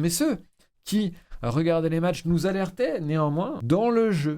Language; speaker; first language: French; native; French